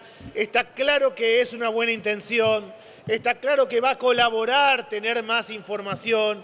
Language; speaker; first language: Spanish; native; Spanish